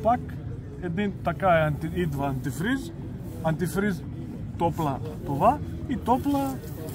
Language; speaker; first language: Bulgarian; non-native, learner; Greek